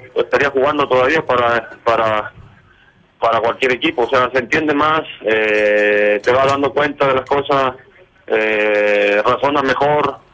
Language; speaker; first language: Spanish; native; Spanish